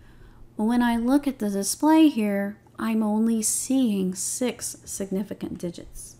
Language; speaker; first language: English; native; English